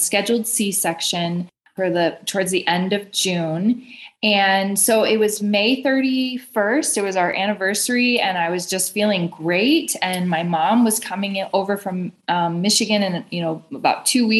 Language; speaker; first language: English; native; English